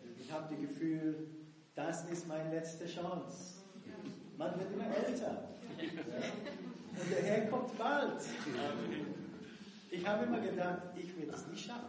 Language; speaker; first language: German; non-native, fluent; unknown